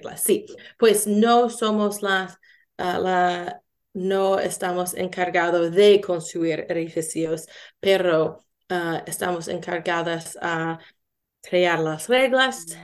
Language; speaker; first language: Spanish; non-native, learner; English